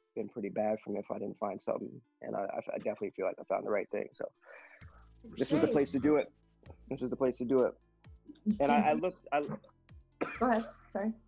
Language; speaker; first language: English; native; English